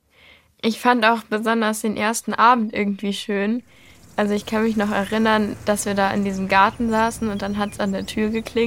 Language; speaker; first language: German; native; German